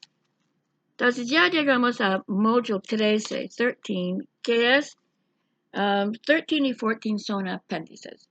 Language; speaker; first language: Spanish; non-native, fluent; English